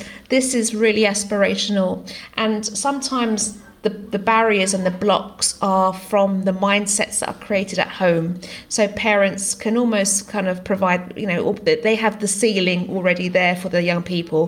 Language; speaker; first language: English; non-native, local second language; Greek